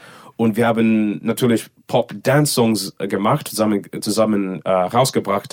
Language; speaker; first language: German; non-native, learner; English